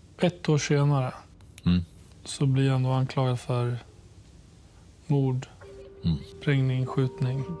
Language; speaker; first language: Swedish; native; Swedish